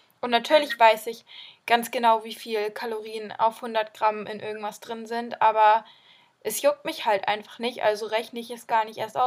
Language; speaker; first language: German; native; German